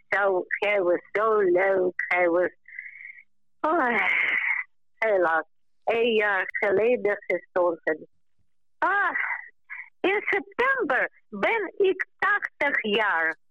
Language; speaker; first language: Dutch; non-native, local second language; Ukrainian